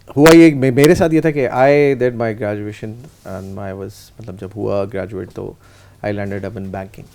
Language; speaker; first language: Urdu; native; Urdu